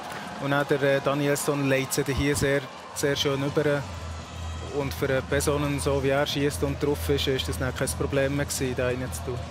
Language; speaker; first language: German; native; German